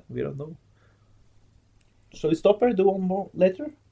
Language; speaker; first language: English; non-native, fluent; Norwegian